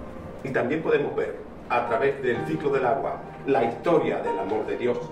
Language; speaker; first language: Spanish; native; Spanish